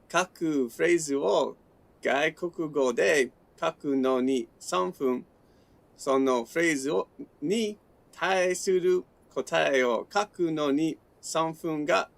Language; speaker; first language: Japanese; non-native, learner; English